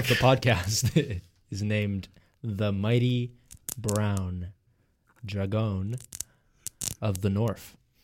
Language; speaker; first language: English; native; English